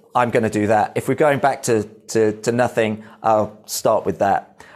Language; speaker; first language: English; native; English